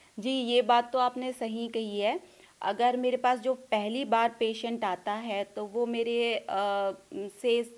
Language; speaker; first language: Hindi; non-native, local second language; Punjabi